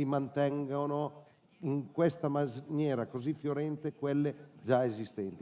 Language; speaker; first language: Italian; native; Italian